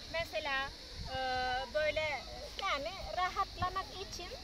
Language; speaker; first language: Turkish; non-native, learner; Indonesian